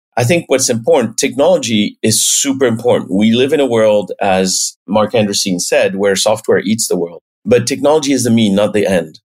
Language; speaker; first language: English; non-native, fluent; French